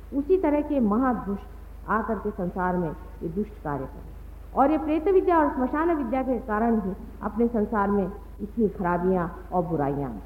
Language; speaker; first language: Hindi; non-native, local second language; Marathi